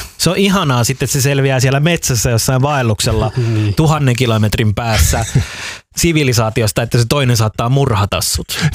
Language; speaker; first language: Finnish; early bilingual, other home language; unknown